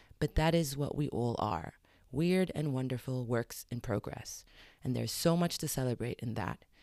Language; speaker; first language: English; early bilingual, other home language; Arabic